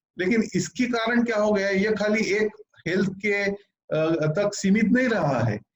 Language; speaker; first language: Hindi; non-native, local second language; Marathi